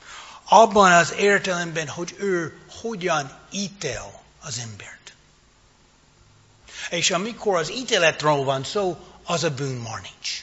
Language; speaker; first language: Hungarian; non-native, fluent; English